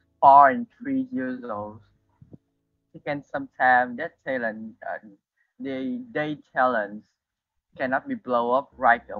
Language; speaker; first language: English; non-native, learner; Vietnamese